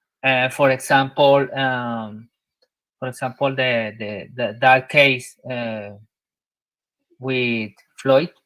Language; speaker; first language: English; non-native, learner; Spanish